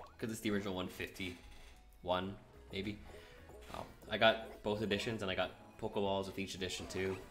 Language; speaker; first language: English; native; English